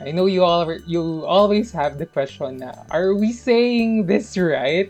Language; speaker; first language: English; non-native, local second language; Filipino